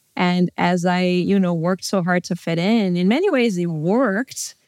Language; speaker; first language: English; non-native, fluent; Portuguese